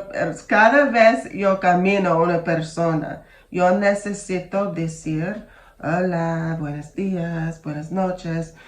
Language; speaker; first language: Spanish; non-native, learner; English